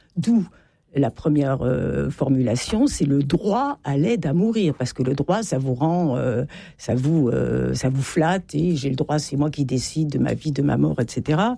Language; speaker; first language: French; native; French